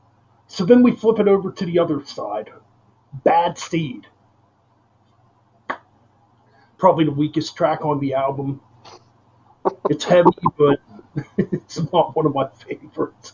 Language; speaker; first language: English; native; English